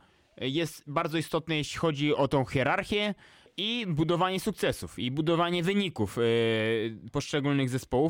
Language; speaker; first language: Polish; native; Polish